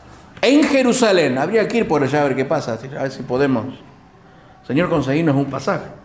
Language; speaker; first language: Spanish; native; Spanish